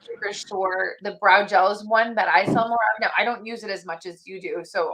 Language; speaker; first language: English; native; English